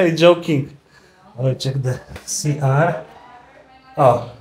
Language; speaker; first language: English; non-native, learner; Polish